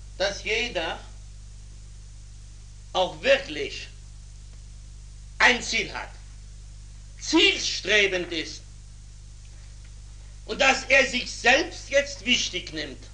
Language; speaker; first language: German; native; German